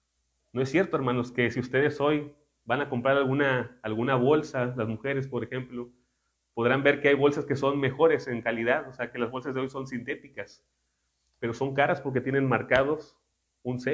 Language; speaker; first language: Spanish; native; Spanish